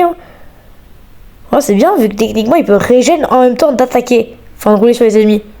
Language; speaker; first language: French; native; French